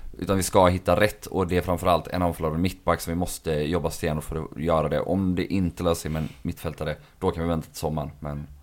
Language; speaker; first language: Swedish; native; Swedish